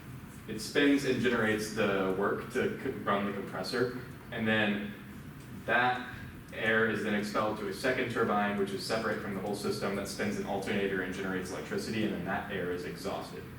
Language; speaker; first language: English; native; English